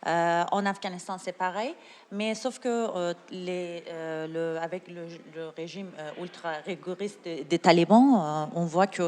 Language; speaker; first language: French; non-native, learner; Persian